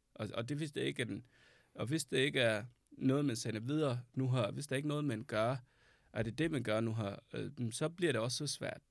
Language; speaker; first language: Danish; non-native, fluent; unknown